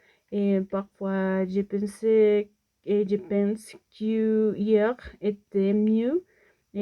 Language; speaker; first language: French; non-native, learner; Spanish